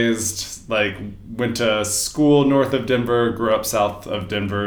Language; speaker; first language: English; native; English